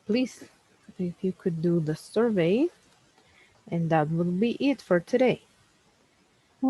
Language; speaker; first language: English; non-native, fluent; Spanish